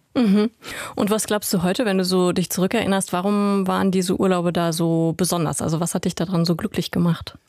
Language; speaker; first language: German; native; German